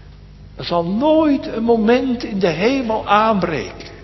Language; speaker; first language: Dutch; native; Dutch